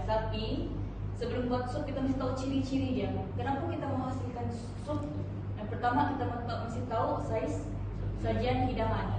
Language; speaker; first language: Malay; native; Malay